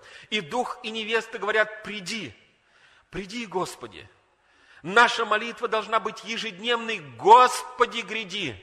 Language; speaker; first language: Russian; native; Russian